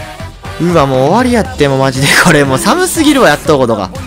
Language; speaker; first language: Japanese; native; Japanese